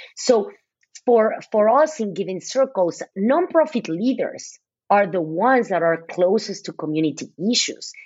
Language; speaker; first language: English; non-native, fluent; Spanish